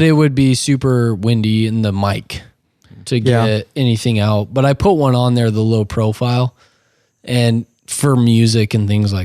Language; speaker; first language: English; native; English